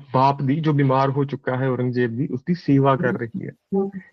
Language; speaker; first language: Hindi; non-native, local second language; Punjabi